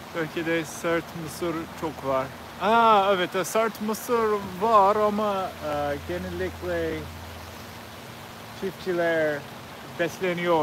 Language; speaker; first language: Turkish; non-native, learner; English